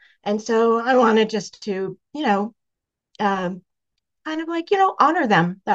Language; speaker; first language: English; native; English